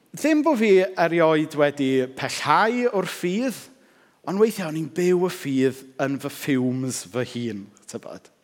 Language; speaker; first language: Welsh; native; Welsh